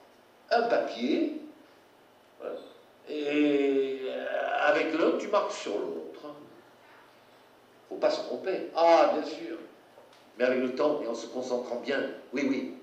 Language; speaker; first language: French; native; French